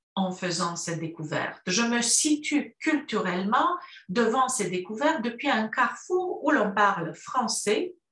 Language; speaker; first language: French; non-native, fluent; Romanian